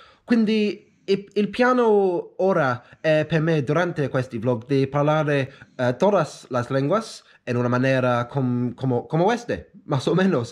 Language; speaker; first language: Italian; non-native, learner; English